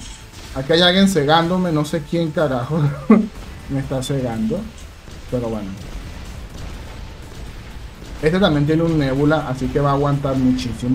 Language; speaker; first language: Spanish; native; Spanish